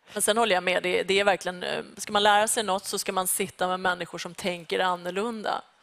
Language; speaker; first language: Swedish; early bilingual, other home language; Persian